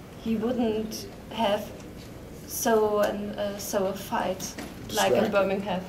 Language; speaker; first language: English; non-native, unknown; German